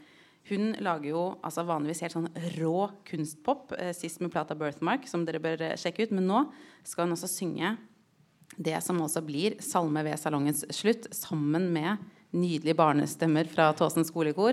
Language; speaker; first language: Norwegian; native; Norwegian